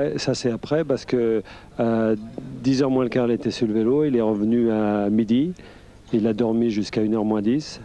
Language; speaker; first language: French; native; French